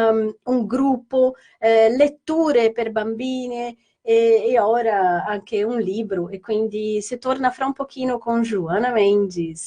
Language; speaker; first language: Italian; non-native, fluent; Portuguese